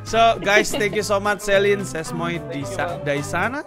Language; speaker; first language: English; non-native, learner; Indonesian